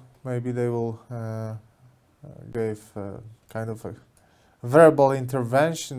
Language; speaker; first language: English; non-native, fluent; Polish